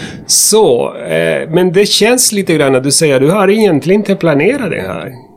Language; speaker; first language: Swedish; non-native, fluent; Spanish